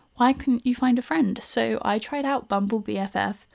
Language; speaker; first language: English; native; English